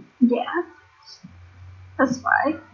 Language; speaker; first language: English; non-native, learner; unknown